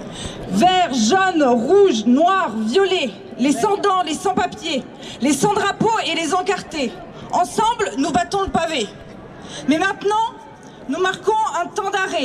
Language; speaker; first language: French; native; French